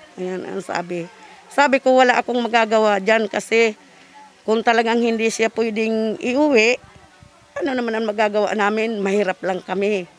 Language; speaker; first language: Filipino; non-native, local second language; Bikol